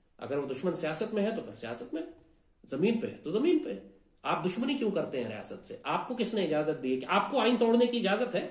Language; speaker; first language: Urdu; native; Urdu